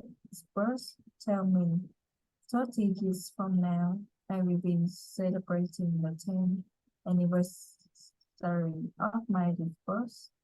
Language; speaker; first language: English; non-native, learner; Vietnamese